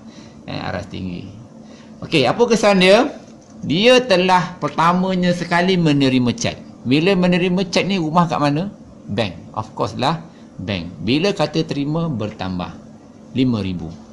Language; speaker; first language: Malay; native; Malay